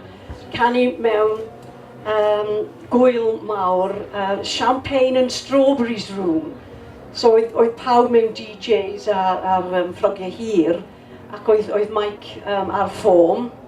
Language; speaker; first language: Welsh; non-native, local second language; English